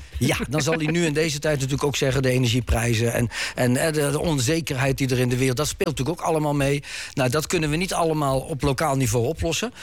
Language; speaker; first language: Dutch; native; Dutch